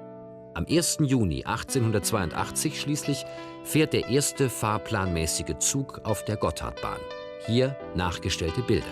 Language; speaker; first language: German; native; German